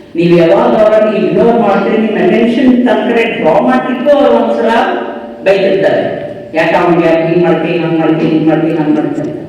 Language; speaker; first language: Kannada; non-native, local second language; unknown